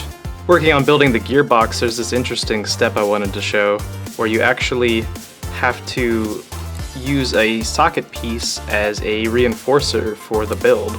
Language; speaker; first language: English; native; English